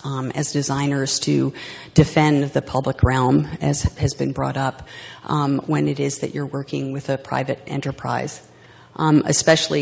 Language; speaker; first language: English; native; English